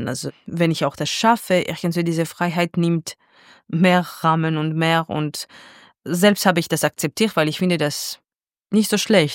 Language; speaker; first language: German; non-native, fluent; Georgian